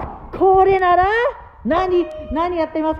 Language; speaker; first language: Japanese; non-native, learner; Filipino